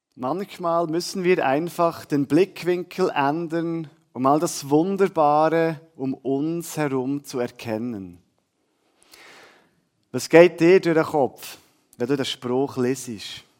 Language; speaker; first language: German; native; German